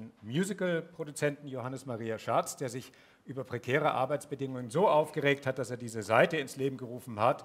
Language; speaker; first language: German; native; German